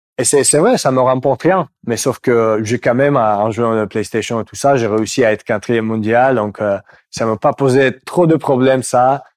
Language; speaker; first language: French; non-native, fluent; Russian